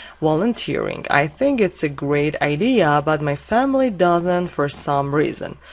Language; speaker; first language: English; non-native, fluent; Persian